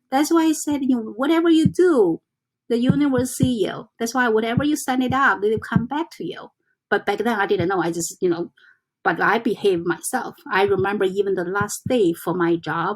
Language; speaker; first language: English; non-native, fluent; Chinese